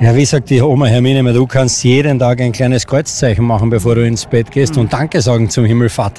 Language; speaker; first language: German; native; German